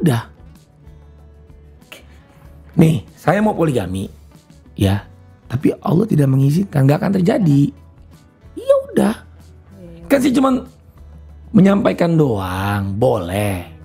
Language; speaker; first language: Indonesian; native; Indonesian